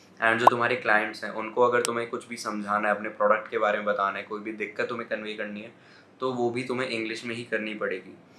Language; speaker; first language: Hindi; native; Hindi